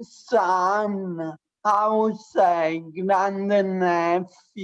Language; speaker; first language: English; non-native, learner; Italian